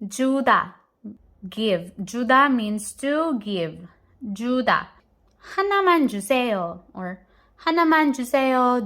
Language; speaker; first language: Korean; non-native, fluent; Filipino